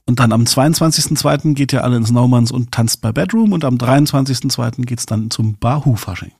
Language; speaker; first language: German; native; German